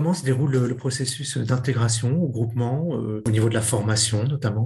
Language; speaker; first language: French; native; French